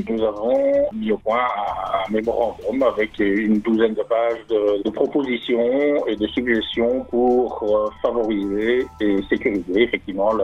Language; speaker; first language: French; native; French